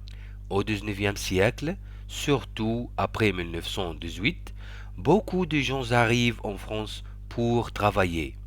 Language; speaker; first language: French; non-native, fluent; Arabic